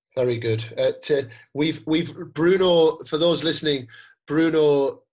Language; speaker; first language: English; native; English